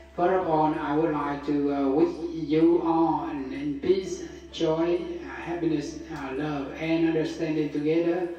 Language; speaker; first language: English; non-native, fluent; Vietnamese